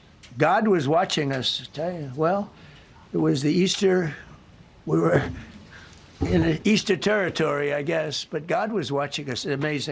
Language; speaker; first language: English; native; English